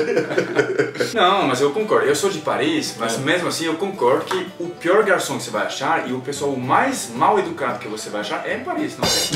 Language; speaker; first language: Portuguese; non-native, fluent; French